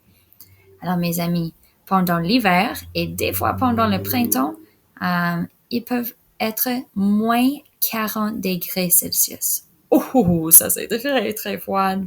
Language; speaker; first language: French; non-native, local second language; English